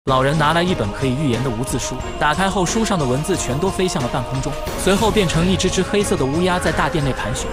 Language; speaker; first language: Chinese; native; Chinese